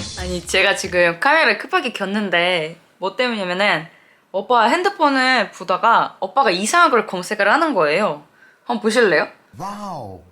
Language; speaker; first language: Korean; non-native, fluent; Russian